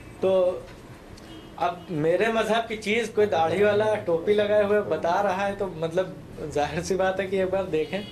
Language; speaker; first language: Urdu; native; Urdu